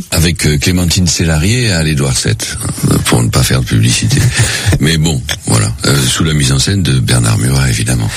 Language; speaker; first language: French; non-native, local second language; Spanish